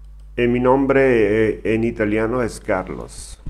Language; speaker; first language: Spanish; non-native, learner; Italian